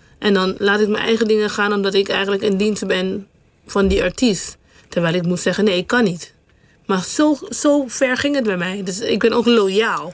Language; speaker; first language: Dutch; non-native, local second language; English